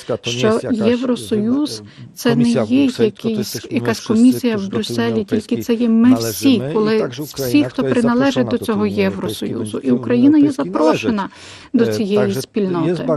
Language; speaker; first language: Ukrainian; non-native, fluent; Polish